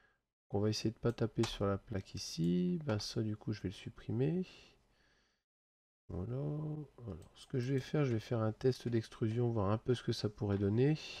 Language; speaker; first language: French; native; French